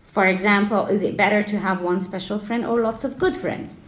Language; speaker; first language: English; non-native, fluent; Persian